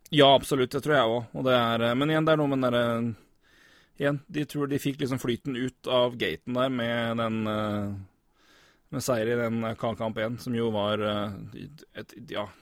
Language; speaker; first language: Norwegian; native; Norwegian